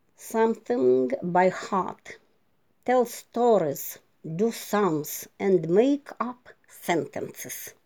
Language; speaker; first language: English; non-native, fluent; Ukrainian